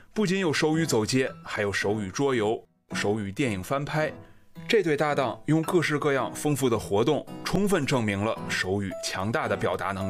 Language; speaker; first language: Chinese; native; Chinese